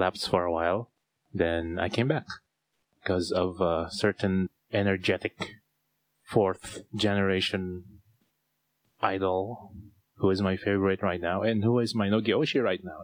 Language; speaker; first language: English; non-native, local second language; Filipino